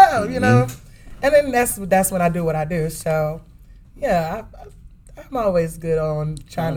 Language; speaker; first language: English; native; English